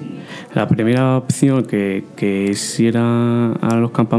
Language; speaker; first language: Spanish; non-native, fluent; Arabic